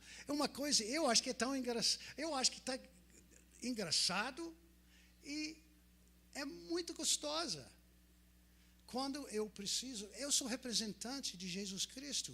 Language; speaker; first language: Portuguese; non-native, fluent; English